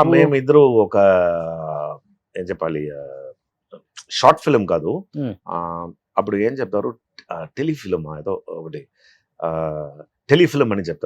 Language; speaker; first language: Telugu; non-native, fluent; Tamil